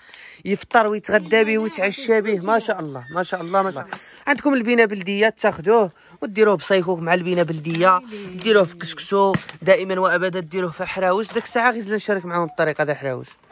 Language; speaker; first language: Arabic; native; Arabic